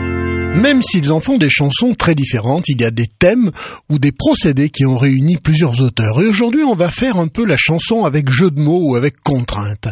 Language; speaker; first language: French; native; French